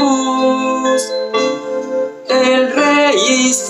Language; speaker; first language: Spanish; native; Spanish